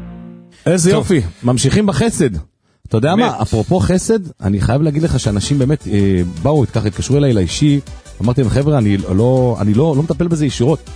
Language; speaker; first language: Hebrew; native; Hebrew